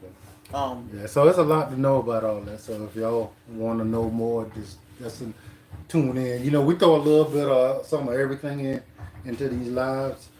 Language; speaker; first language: English; native; English